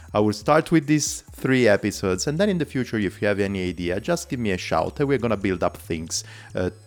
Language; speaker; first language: English; non-native, fluent; Italian